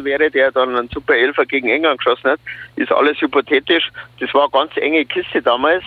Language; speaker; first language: German; native; German